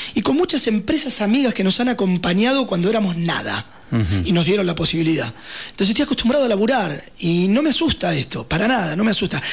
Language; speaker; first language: Spanish; native; Spanish